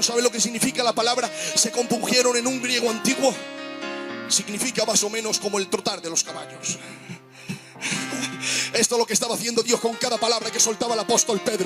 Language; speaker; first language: Spanish; native; Spanish